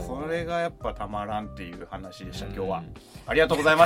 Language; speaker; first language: Japanese; native; Japanese